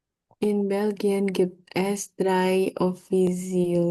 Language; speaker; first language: German; non-native, learner; Indonesian